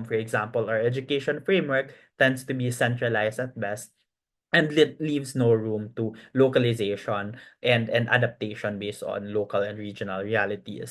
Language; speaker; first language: English; non-native, local second language; Cebuano